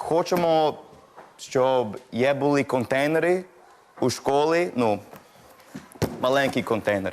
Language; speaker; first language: Ukrainian; non-native, learner; English